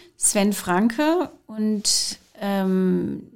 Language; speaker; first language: German; non-native, fluent; English